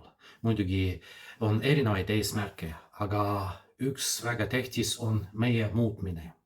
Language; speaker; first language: Estonian; non-native, fluent; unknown